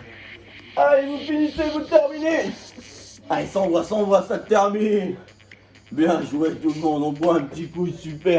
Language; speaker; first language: French; native; French